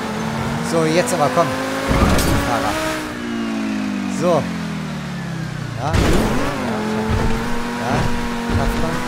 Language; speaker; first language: German; native; German